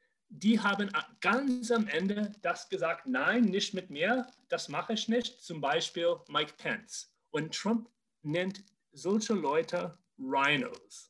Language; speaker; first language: German; non-native, fluent; English